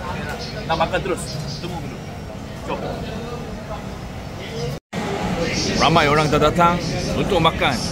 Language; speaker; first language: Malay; non-native, fluent; Korean